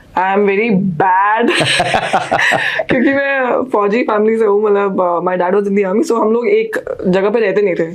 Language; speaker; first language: Hindi; non-native, local second language; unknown